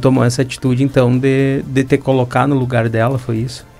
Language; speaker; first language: Portuguese; native; Portuguese